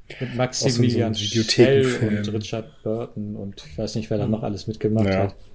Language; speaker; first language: German; native; German